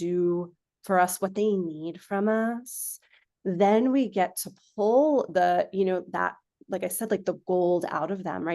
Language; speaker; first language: English; native; English